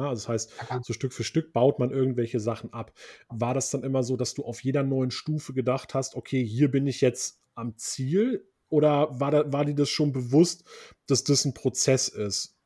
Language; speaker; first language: German; early bilingual, other home language; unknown